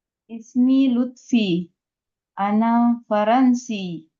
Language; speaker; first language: Arabic; non-native, learner; Indonesian